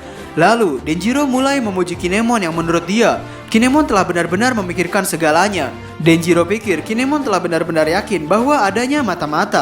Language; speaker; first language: Indonesian; native; Indonesian